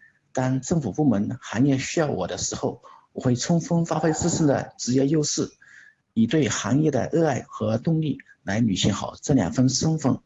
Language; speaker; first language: Chinese; native; Chinese